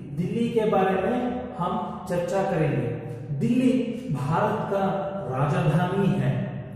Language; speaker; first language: Hindi; non-native, local second language; Kannada